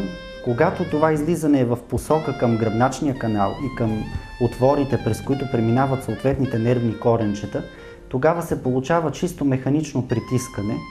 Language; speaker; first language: Bulgarian; native; Bulgarian